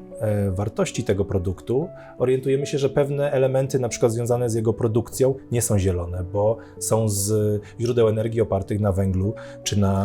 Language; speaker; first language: Polish; native; Polish